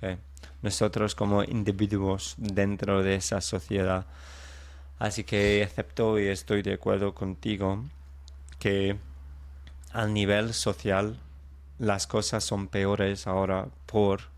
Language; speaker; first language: Spanish; non-native, fluent; English